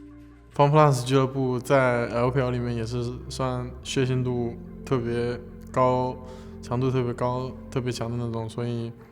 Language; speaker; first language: Chinese; native; Chinese